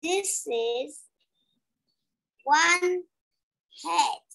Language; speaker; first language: English; non-native, learner; Vietnamese